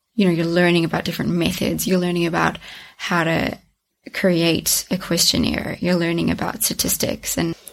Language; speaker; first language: English; native; English